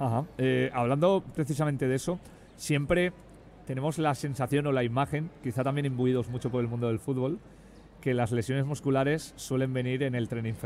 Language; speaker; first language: Spanish; native; Spanish